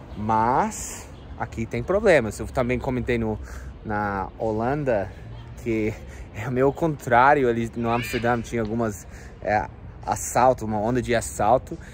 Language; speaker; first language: Portuguese; non-native, fluent; English